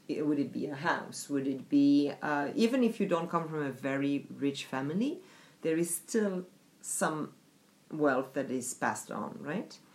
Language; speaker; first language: English; non-native, fluent; French